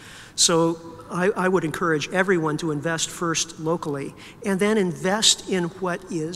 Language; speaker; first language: English; native; English